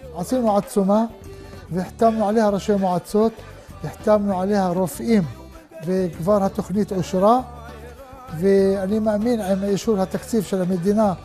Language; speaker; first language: Hebrew; non-native, local second language; Arabic